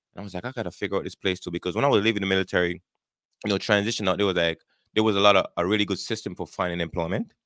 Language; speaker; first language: English; non-native, local second language; Jamaican Creole English